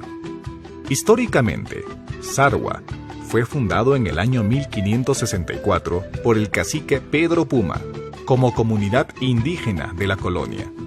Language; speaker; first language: Spanish; native; Spanish